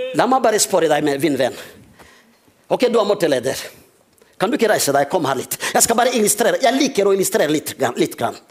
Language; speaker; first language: Norwegian; non-native, fluent; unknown